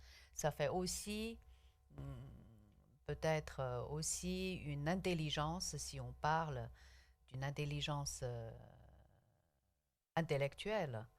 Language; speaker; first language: French; non-native, local second language; Chinese